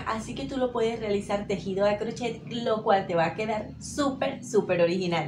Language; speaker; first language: Spanish; native; Spanish